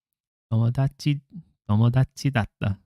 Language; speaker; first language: Japanese; non-native, learner; English